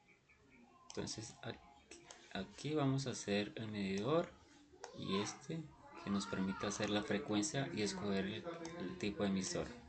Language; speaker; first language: Spanish; native; Spanish